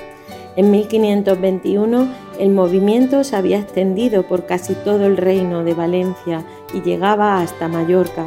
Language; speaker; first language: Spanish; native; Spanish